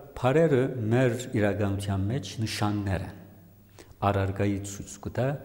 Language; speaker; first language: Armenian; native; Armenian